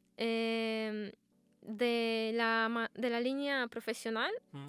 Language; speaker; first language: Spanish; non-native, fluent; Russian